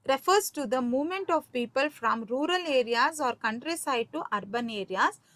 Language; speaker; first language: English; non-native, local second language; Kannada